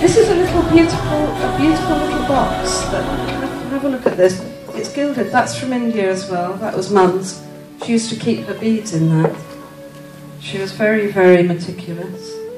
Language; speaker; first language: English; native; English